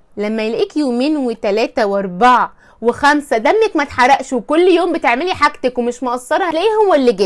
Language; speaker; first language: Arabic; native; Arabic